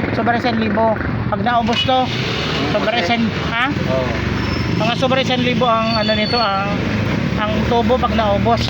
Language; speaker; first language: Filipino; non-native, local second language; Waray